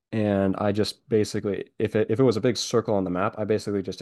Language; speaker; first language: English; native; English